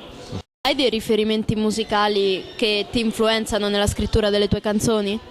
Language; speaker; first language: Italian; native; Italian